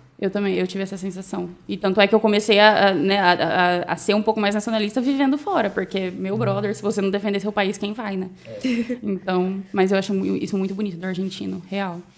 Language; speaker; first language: Portuguese; native; Portuguese